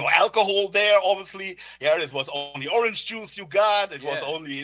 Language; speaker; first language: English; non-native, fluent; German